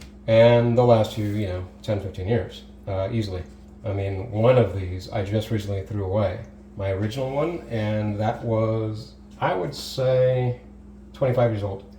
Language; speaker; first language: English; native; English